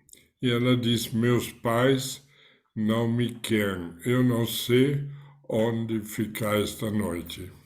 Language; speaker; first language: Portuguese; non-native, fluent; German